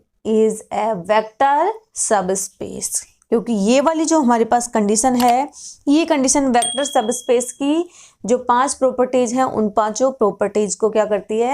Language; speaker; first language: Hindi; native; Hindi